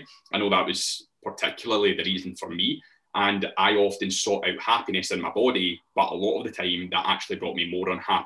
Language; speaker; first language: English; native; English